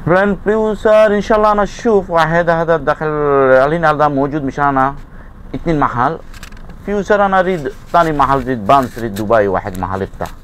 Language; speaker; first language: Arabic; non-native, learner; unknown